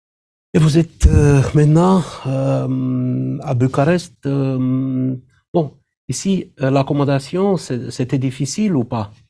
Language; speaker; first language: French; non-native, fluent; Romanian